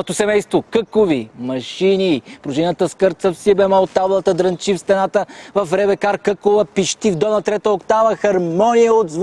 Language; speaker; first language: Bulgarian; native; Bulgarian